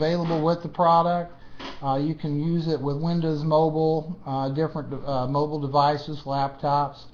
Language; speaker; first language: English; native; English